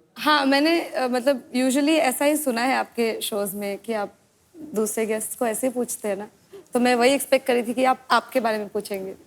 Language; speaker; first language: Hindi; non-native, local second language; Assamese